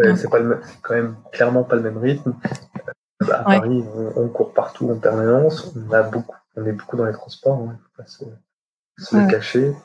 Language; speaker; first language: French; native; French